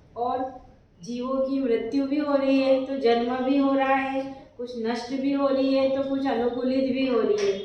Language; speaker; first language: Hindi; native; Hindi